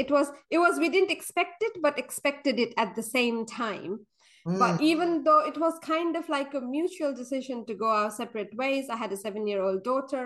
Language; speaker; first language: English; non-native, local second language; Nepali